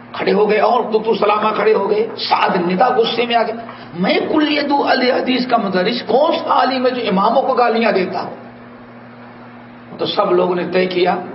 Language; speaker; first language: Urdu; native; Urdu